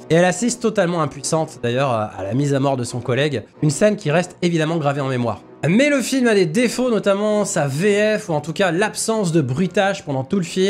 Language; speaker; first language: French; native; French